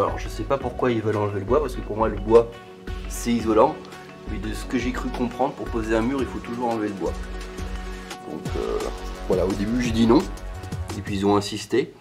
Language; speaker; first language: French; native; French